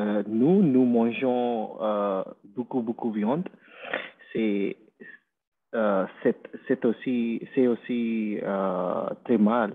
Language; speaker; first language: French; non-native, learner; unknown